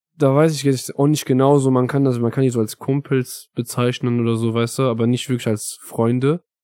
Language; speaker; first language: German; early bilingual, other home language; Italian